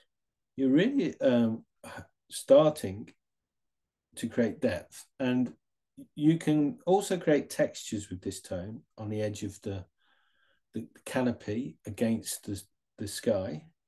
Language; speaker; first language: English; native; English